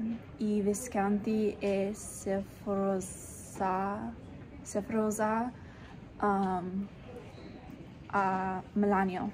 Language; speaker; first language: Italian; non-native, learner; English